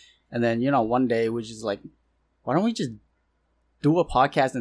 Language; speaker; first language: English; non-native, local second language; Cantonese